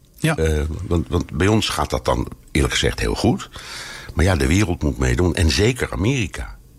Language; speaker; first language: Dutch; native; Dutch